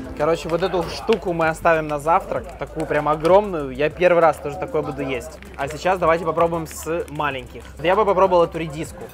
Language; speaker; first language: Russian; native; Russian